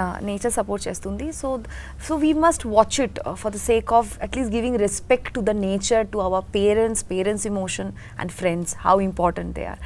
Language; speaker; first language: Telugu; non-native, learner; Bangla